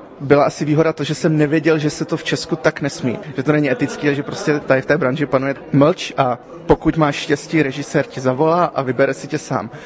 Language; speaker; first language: Czech; early bilingual, heritage; Czech